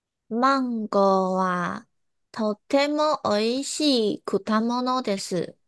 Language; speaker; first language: Japanese; non-native, learner; Chinese